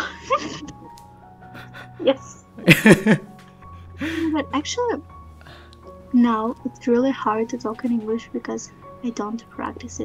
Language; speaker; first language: English; non-native, learner; Russian